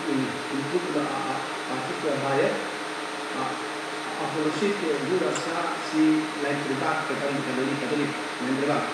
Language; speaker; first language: Romanian; non-native, learner; Greek